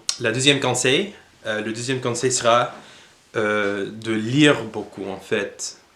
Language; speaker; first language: French; non-native, fluent; English